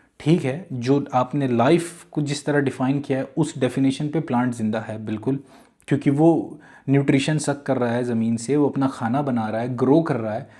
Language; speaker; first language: Urdu; native; Urdu